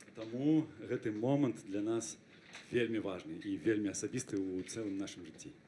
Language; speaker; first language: Belarusian; non-native, local second language; Russian